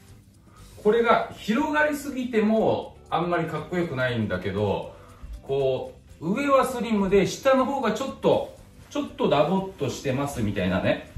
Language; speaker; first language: Japanese; native; Japanese